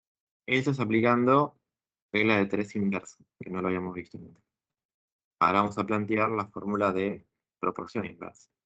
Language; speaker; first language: Spanish; native; Spanish